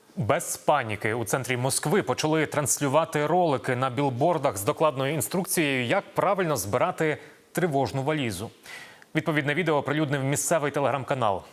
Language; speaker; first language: Ukrainian; native; Ukrainian